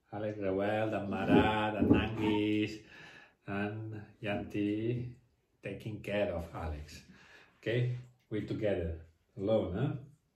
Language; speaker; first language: English; non-native, learner; Catalan